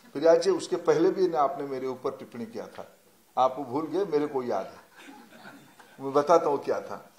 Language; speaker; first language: Hindi; non-native, local second language; Odia